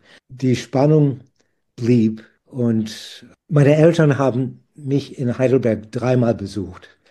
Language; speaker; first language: German; non-native, fluent; English